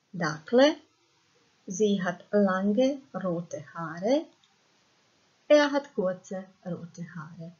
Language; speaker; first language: German; non-native, fluent; Croatian